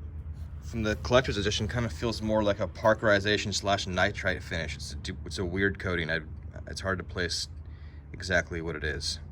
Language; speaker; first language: English; native; English